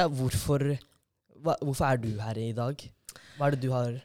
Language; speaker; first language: Norwegian; native; Norwegian